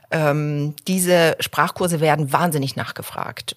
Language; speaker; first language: German; early bilingual, other home language; Polish